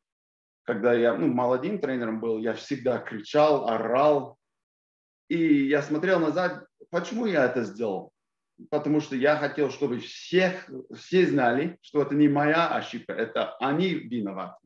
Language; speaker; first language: Russian; non-native, fluent; English